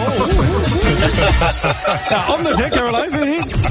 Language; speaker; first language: Dutch; native; Dutch